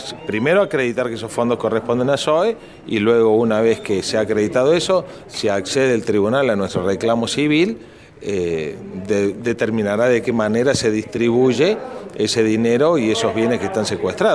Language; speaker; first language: Spanish; native; Spanish